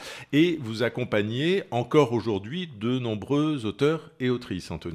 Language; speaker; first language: French; native; French